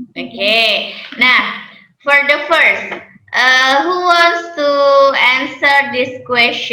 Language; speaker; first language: English; non-native, fluent; Indonesian